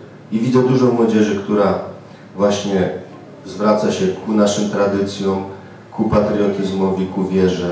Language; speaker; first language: Polish; native; Polish